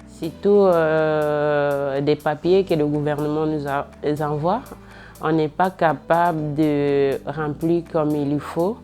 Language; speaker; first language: French; non-native, fluent; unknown